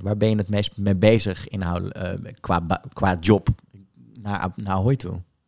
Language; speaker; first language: Dutch; native; Dutch